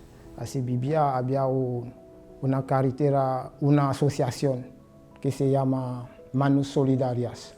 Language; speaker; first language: Spanish; non-native, learner; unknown